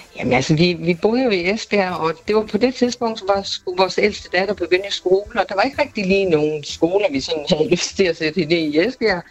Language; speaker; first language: Danish; native; Danish